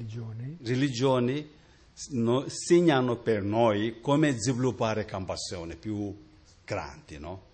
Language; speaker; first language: Italian; non-native, learner; Tibetan